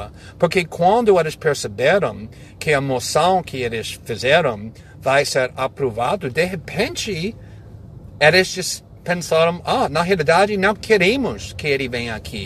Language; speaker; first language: Portuguese; non-native, fluent; English